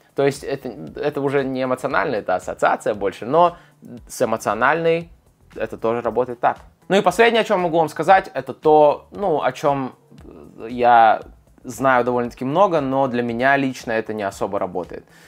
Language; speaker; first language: Russian; native; Russian